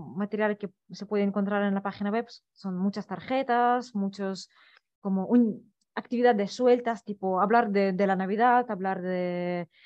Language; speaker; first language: Spanish; non-native, fluent; Russian